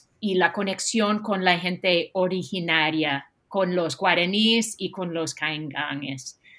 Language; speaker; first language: Spanish; non-native, fluent; English